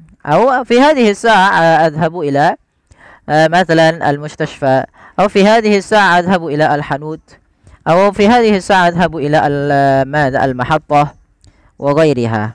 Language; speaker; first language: Arabic; non-native, fluent; Indonesian